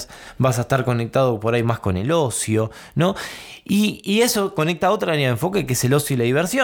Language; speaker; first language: Spanish; native; Spanish